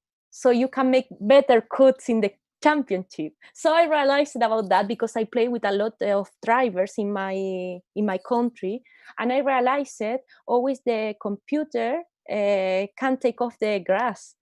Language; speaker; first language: English; non-native, learner; Spanish